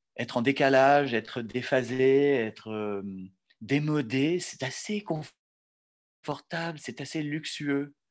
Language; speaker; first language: French; native; French